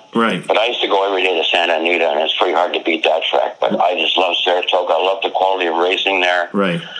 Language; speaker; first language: English; native; English